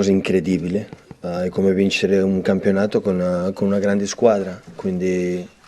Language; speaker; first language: Italian; non-native, fluent; Catalan